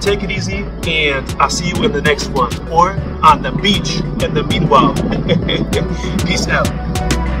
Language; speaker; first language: English; native; English